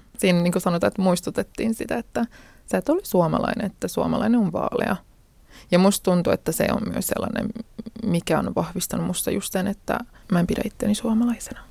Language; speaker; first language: Finnish; early bilingual, other home language; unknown